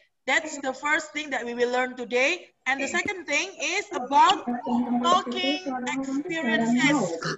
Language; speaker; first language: English; non-native, fluent; Indonesian